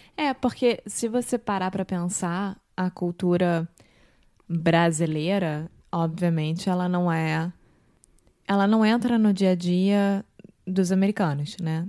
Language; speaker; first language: Portuguese; native; Portuguese